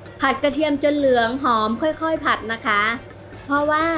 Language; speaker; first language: Thai; native; Thai